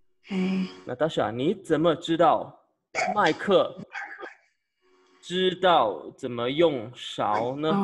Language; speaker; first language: Chinese; non-native, fluent; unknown